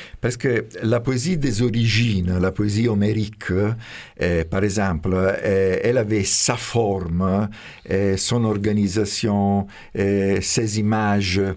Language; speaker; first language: French; non-native, fluent; Italian